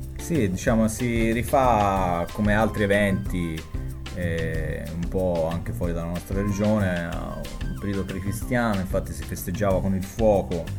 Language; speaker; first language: Italian; native; Italian